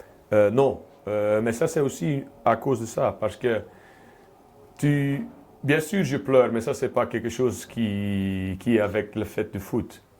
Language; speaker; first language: French; non-native, local second language; Dutch